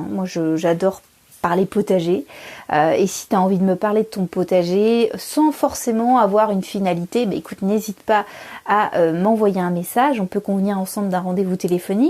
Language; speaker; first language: French; native; French